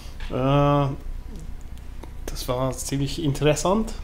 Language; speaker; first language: German; non-native, learner; English